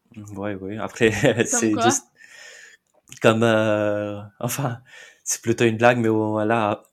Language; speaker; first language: French; non-native, fluent; Marathi